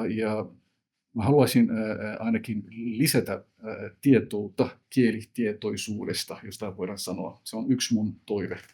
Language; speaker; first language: Finnish; early bilingual, other home language; Somali